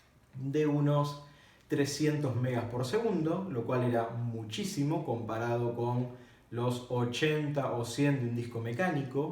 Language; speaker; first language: Spanish; native; Spanish